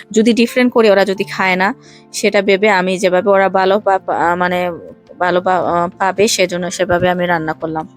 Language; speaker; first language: Bangla; non-native, local second language; Sylheti